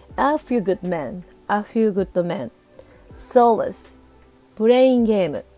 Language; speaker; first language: English; non-native, fluent; Japanese